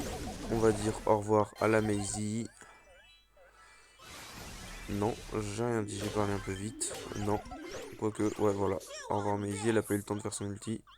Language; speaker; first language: French; native; French